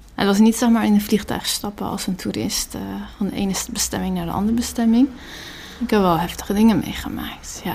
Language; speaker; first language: Dutch; early bilingual, other home language; Persian